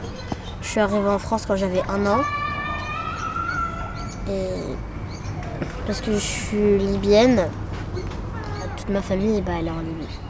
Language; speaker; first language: French; early bilingual, other home language; Arabic